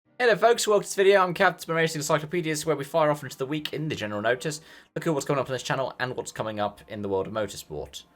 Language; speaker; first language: English; native; English